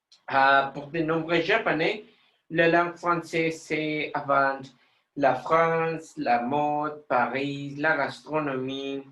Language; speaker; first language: French; non-native, learner; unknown